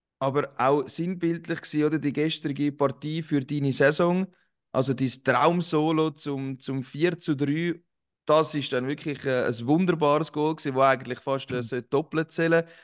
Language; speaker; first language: German; native; German